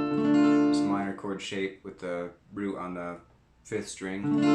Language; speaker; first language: English; native; English